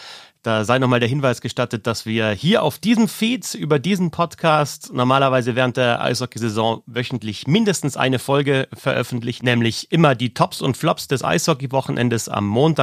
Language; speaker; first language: German; native; German